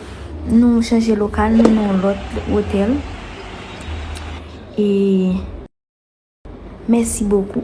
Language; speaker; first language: French; non-native, learner; Haitian Creole